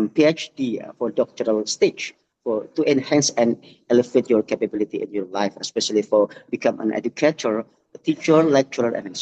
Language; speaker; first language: English; non-native, fluent; Indonesian